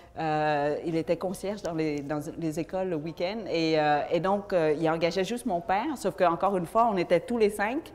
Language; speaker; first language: French; early bilingual, other home language; Vietnamese